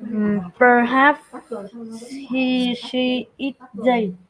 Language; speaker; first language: English; non-native, learner; Vietnamese